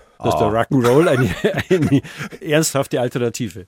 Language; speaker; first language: German; native; German